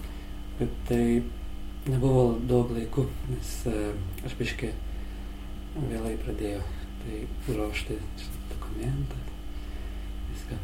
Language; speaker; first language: Lithuanian; non-native, learner; Azerbaijani